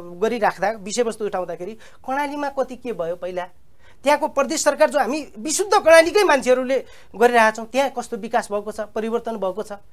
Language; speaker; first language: Nepali; native; Nepali